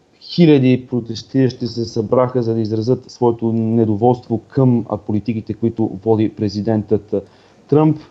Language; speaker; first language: Bulgarian; native; Bulgarian